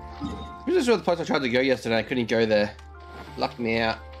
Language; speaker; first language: English; native; English